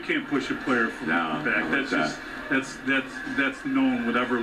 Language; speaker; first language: English; native; English